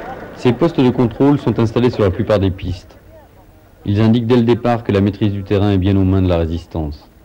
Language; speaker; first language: French; native; French